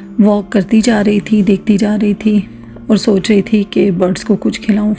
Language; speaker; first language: Urdu; native; Urdu